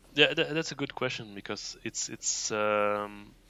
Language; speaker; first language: English; non-native, fluent; Dutch